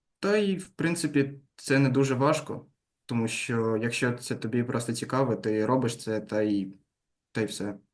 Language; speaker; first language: Ukrainian; non-native, local second language; Russian